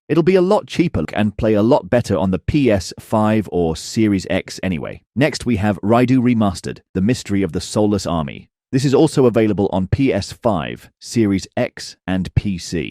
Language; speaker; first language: English; native; English